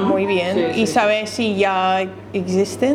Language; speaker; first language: Spanish; non-native, learner; English